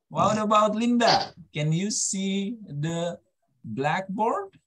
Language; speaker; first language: English; non-native, fluent; Indonesian